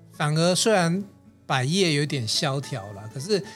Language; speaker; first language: Chinese; native; Chinese